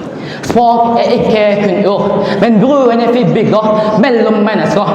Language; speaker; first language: Norwegian; non-native, learner; Indonesian